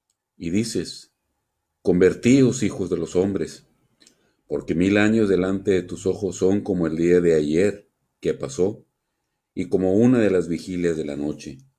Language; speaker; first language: Spanish; native; Spanish